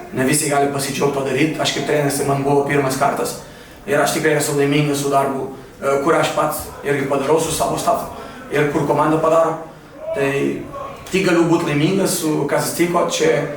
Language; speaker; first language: Lithuanian; non-native, fluent; Portuguese